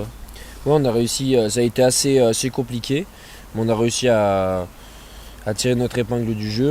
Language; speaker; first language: French; native; French